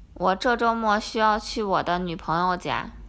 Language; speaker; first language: Chinese; non-native, learner; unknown